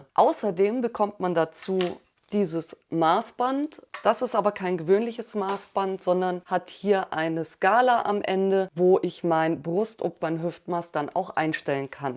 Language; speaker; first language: German; native; German